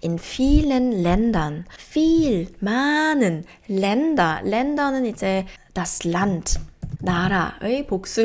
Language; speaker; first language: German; non-native, fluent; Korean